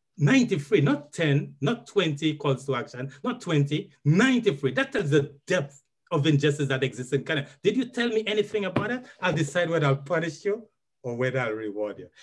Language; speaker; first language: English; native; English